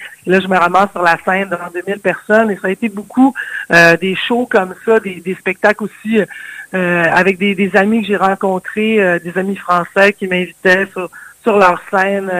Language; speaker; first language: French; native; French